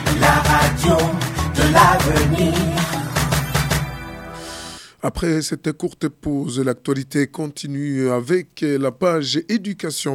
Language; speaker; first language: French; non-native, local second language; Rundi